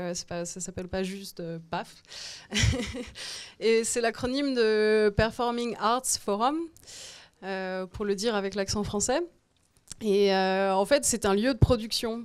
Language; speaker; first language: French; native; French